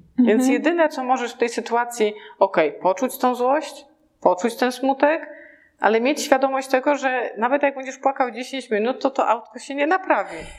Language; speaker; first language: Polish; native; Polish